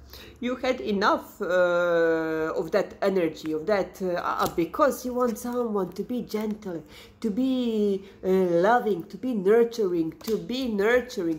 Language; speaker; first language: English; non-native, fluent; Serbian